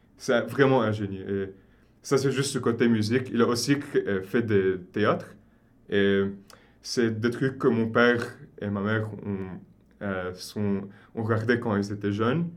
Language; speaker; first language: French; non-native, local second language; Arabic